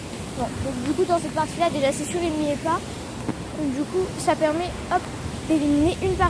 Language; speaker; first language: French; native; French